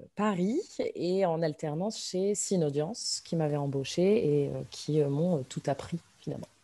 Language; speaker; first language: French; native; French